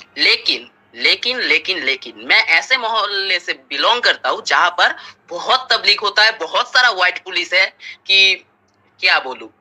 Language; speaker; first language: Hindi; non-native, fluent; Bangla